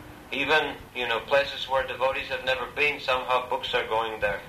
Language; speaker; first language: English; native; English